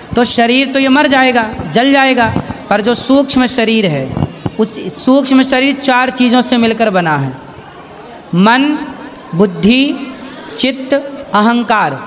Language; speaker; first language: Hindi; native; Hindi